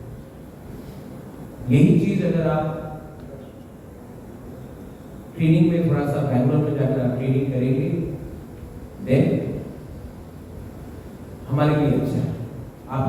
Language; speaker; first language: Hindi; non-native, local second language; Kok Borok